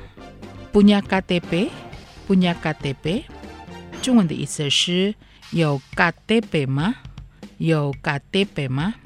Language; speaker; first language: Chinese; non-native, fluent; Indonesian